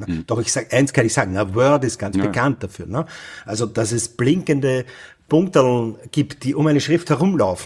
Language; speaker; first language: German; native; German